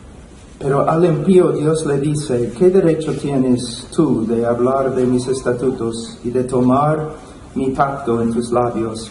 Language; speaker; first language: Spanish; non-native, fluent; English